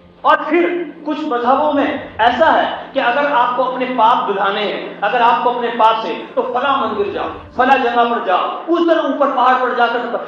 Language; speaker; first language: Urdu; native; Urdu